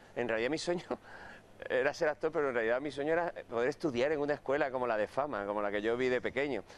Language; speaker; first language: Spanish; native; Spanish